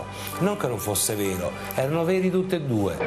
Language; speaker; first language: Italian; native; Italian